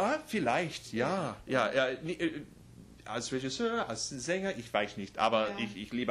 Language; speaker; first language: German; non-native, learner; English